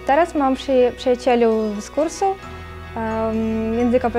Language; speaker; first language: Polish; non-native, learner; Russian